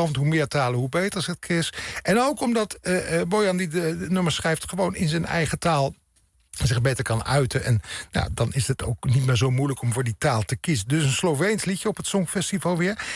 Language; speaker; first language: Dutch; native; Dutch